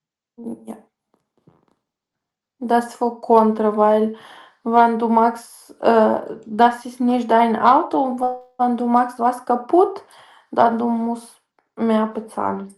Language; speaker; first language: German; non-native, learner; Macedonian